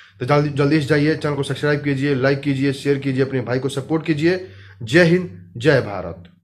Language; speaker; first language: Hindi; native; Hindi